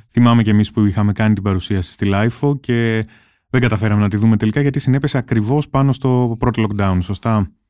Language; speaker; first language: Greek; native; Greek